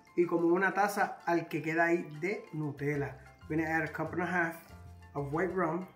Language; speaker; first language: Spanish; early bilingual, heritage; Spanish